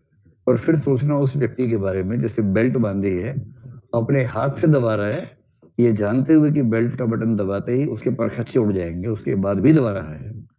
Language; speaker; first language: Hindi; native; Hindi